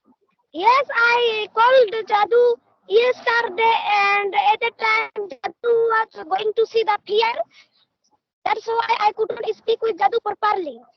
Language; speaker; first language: English; non-native, learner; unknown